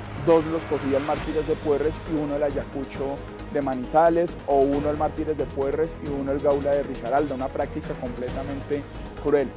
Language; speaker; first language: Spanish; native; Spanish